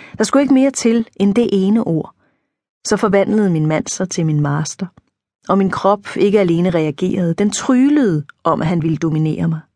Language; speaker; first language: Danish; native; Danish